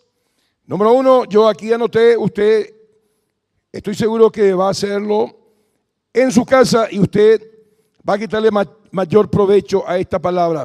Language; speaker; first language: Spanish; native; Spanish